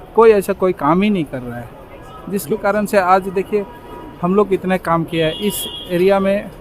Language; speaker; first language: Hindi; non-native, local second language; Bangla